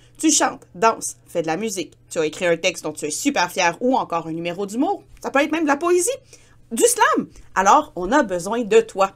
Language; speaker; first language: French; native; French